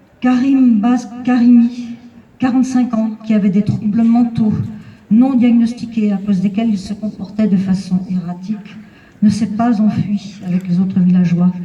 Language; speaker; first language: French; native; French